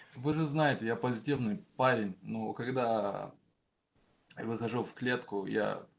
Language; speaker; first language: Russian; non-native, local second language; Romanian